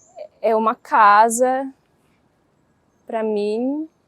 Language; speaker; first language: Portuguese; non-native, fluent; Russian